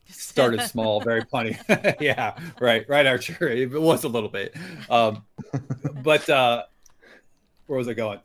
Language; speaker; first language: English; native; English